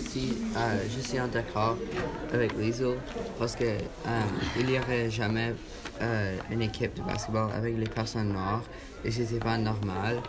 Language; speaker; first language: French; non-native, learner; English